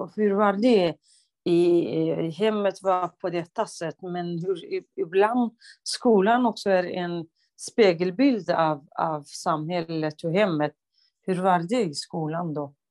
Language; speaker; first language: Swedish; non-native, fluent; Kurdish